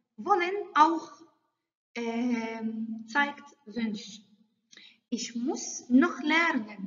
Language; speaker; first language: German; non-native, learner; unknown